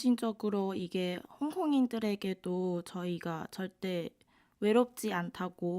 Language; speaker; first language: Korean; non-native, fluent; Cantonese